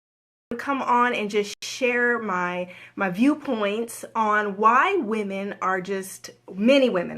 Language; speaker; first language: English; native; English